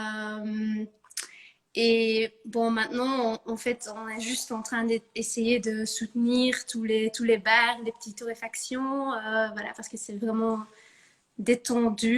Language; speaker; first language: French; non-native, fluent; Dutch